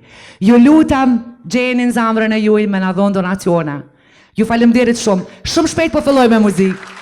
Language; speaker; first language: Albanian; native; Albanian